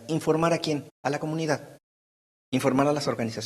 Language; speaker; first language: Spanish; native; Spanish